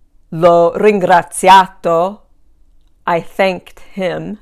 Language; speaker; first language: Italian; non-native, fluent; English